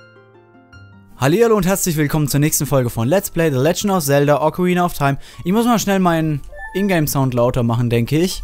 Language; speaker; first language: German; native; German